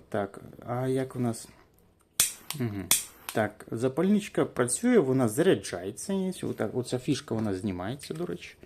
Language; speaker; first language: Ukrainian; non-native, local second language; Russian